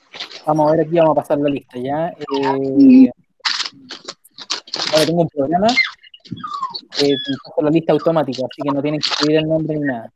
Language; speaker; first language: Spanish; native; Spanish